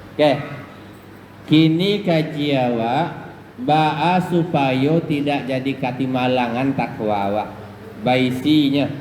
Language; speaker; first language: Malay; non-native, local second language; Minangkabau